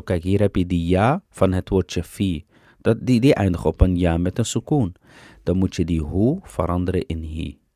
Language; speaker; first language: Dutch; early bilingual, other home language; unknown